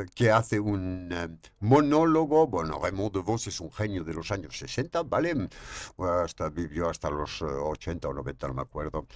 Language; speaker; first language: Spanish; non-native, fluent; French